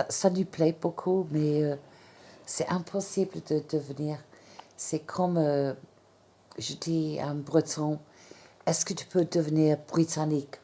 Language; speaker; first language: French; non-native, fluent; English